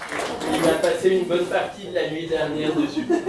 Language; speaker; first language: French; native; French